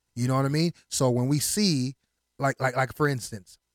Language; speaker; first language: English; early bilingual, other home language; Haitian Creole